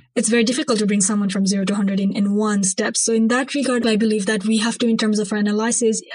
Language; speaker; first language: English; non-native, local second language; Bangla